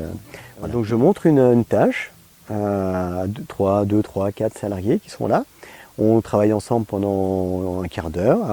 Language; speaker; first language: French; native; French